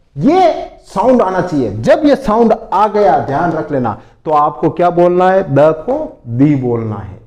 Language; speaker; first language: Hindi; native; Hindi